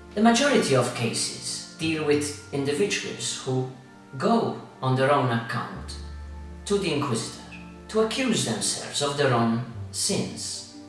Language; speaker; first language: English; non-native, local second language; Maltese